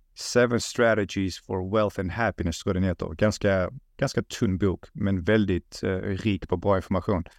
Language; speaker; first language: Swedish; early bilingual, other home language; Russian